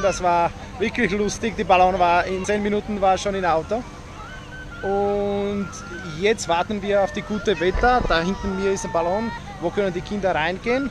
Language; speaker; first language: German; non-native, learner; Slovak